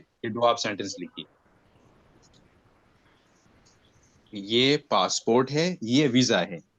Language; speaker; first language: Hindi; native; Hindi